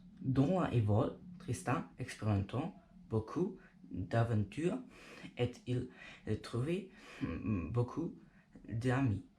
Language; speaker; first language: French; non-native, learner; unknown